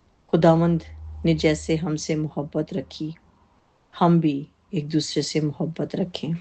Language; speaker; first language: Urdu; native; Urdu